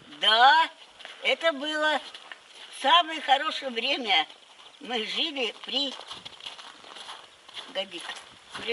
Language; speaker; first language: Russian; native; Russian